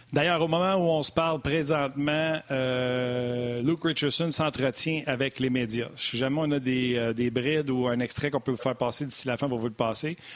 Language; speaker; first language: French; native; French